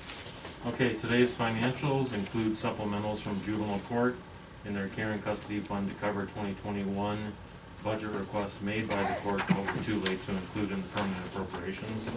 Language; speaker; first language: English; native; English